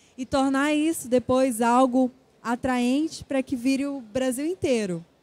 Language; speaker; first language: Portuguese; native; Portuguese